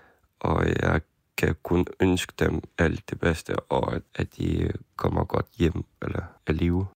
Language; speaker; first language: Danish; non-native, fluent; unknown